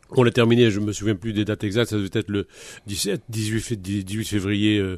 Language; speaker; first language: French; native; French